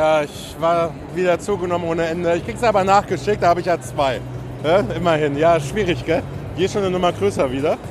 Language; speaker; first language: German; native; German